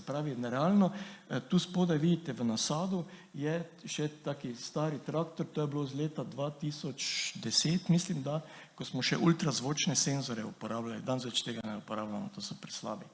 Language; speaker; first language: Slovenian; native; Slovenian